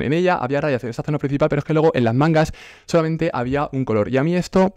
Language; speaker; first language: Spanish; native; Spanish